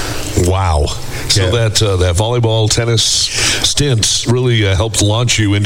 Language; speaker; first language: English; native; English